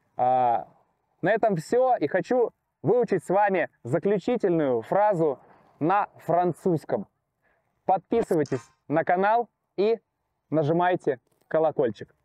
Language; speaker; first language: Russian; native; Russian